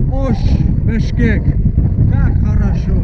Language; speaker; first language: Russian; non-native, fluent; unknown